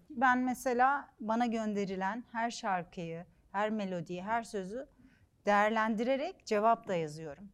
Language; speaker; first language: Turkish; native; Turkish